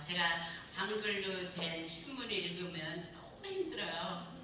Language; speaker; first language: Korean; early bilingual, other home language; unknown